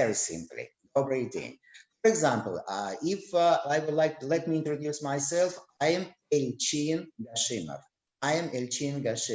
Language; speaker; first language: English; non-native, learner; Russian